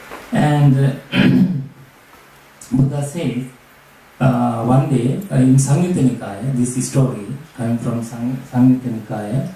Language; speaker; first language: English; non-native, learner; Sinhala